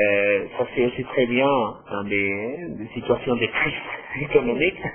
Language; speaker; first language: French; non-native, fluent; Spanish